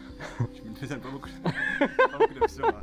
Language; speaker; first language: French; non-native, fluent; English